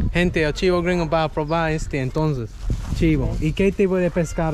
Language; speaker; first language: Spanish; non-native, fluent; English